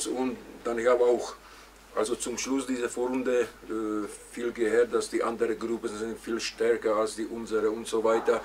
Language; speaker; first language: German; non-native, fluent; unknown